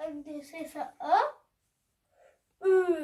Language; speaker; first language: English; non-native, learner; Hindi